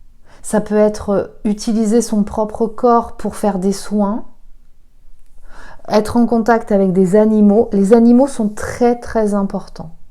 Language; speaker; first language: French; native; French